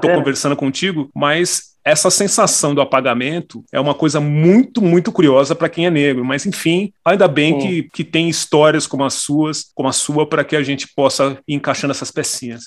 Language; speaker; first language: Portuguese; native; Portuguese